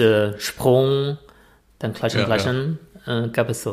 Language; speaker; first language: German; non-native, fluent; Chinese